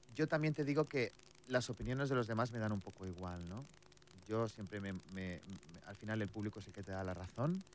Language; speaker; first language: Spanish; native; Spanish